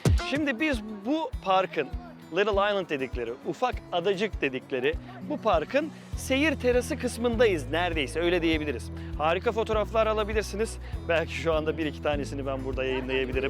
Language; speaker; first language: Turkish; native; Turkish